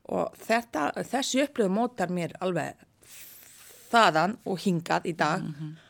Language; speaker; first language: Icelandic; non-native, fluent; Bosnian